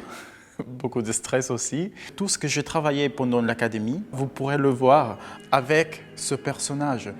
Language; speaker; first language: French; non-native, fluent; Spanish